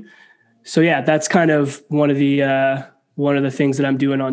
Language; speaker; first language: English; native; English